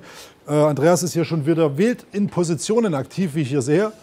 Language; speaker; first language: German; native; German